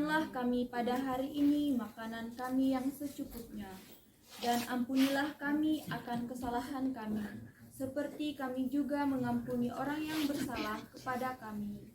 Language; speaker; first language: Indonesian; native; Indonesian